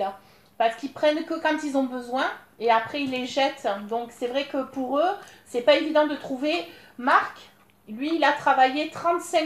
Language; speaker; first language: French; native; French